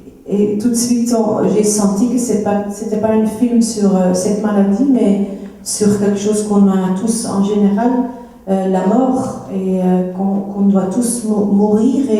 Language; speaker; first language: French; non-native, local second language; Dutch